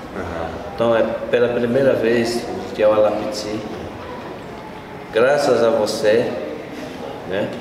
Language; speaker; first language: Portuguese; non-native, local second language; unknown